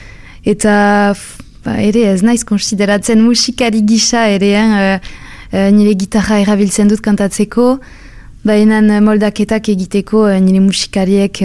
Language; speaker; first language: Basque; non-native, local second language; French